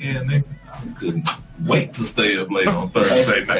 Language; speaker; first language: English; native; English